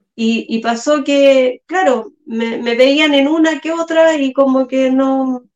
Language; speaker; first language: Spanish; native; Spanish